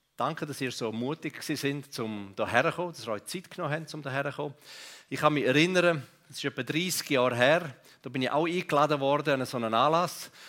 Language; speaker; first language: German; non-native, local second language; Romansh